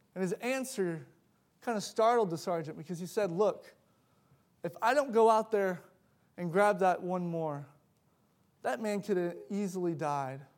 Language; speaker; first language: English; native; English